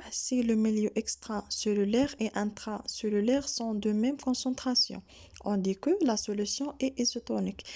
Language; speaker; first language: French; non-native, local second language; Arabic